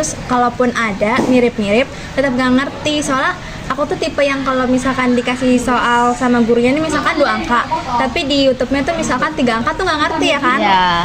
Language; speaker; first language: Indonesian; native; Indonesian